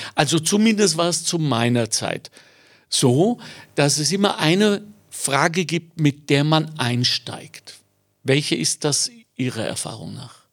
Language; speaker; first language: German; native; German